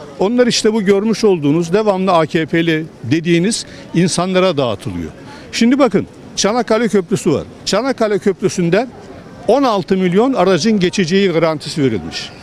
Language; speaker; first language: Turkish; native; Turkish